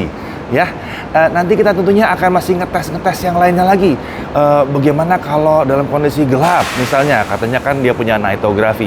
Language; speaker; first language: Indonesian; native; Indonesian